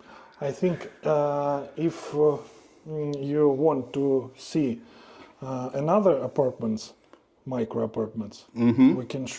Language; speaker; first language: English; non-native, learner; Russian